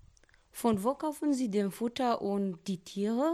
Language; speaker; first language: German; non-native, learner; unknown